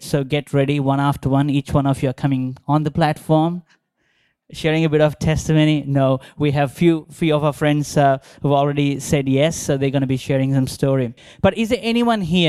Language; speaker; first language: English; non-native, local second language; Telugu